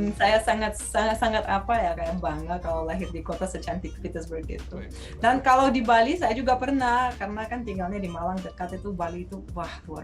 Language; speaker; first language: Indonesian; non-native, fluent; Russian